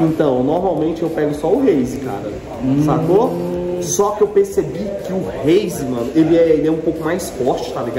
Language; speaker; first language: Portuguese; native; Portuguese